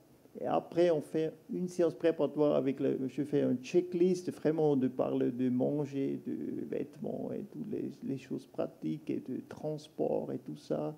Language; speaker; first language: French; non-native, local second language; German